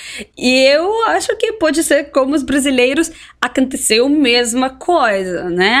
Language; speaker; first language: Portuguese; non-native, fluent; Russian